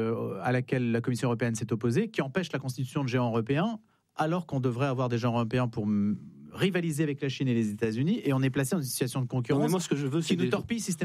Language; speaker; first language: French; native; French